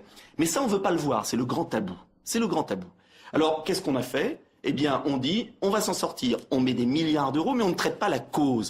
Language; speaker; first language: French; native; French